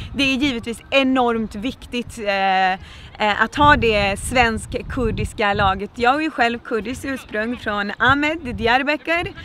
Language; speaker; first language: Swedish; early bilingual, other home language; Kurdish